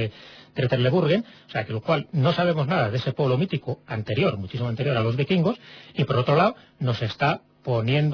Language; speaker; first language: Spanish; native; Spanish